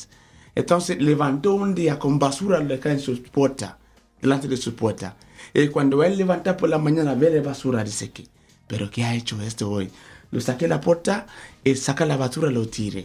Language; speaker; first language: Spanish; non-native, fluent; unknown